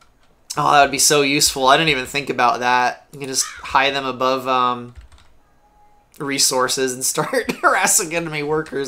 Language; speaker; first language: English; native; English